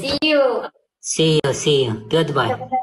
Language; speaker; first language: English; non-native, learner; Russian